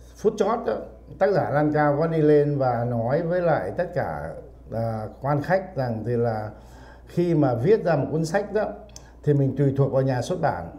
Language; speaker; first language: Vietnamese; native; Vietnamese